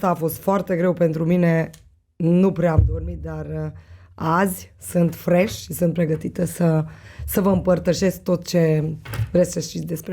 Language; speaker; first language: Romanian; non-native, local second language; Hungarian